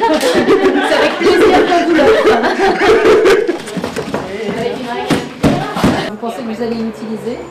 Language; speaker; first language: French; native; French